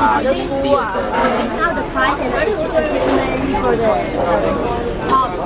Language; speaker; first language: English; non-native, local second language; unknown